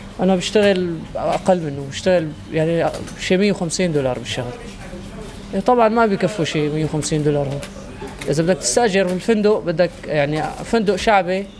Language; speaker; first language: Arabic; native; Arabic